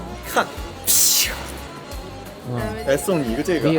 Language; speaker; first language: Chinese; native; Chinese